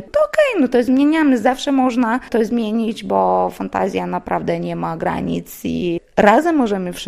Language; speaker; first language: Polish; non-native, local second language; Lithuanian